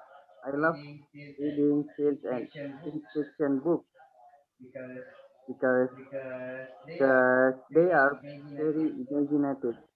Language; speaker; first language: English; non-native, learner; Indonesian